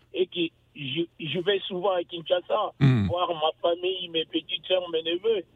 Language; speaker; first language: French; non-native, local second language; Lingala